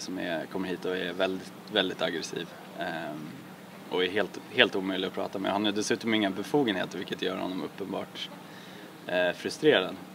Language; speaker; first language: Swedish; native; Swedish